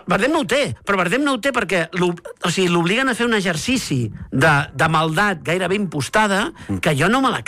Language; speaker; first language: Catalan; native; Catalan